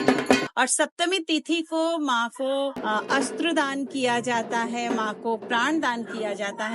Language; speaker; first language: Hindi; non-native, local second language; Bangla